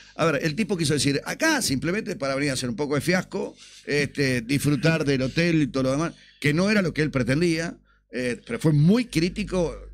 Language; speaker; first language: Spanish; native; Spanish